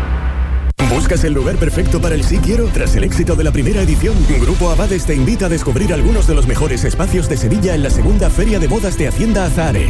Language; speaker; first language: Spanish; native; Spanish